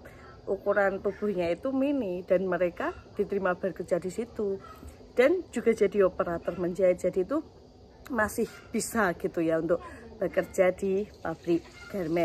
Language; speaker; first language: Indonesian; native; Indonesian